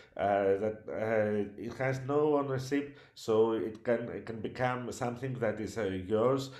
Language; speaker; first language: English; non-native, learner; Greek